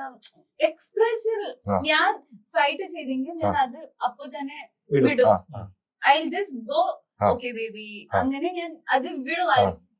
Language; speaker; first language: Malayalam; non-native, learner; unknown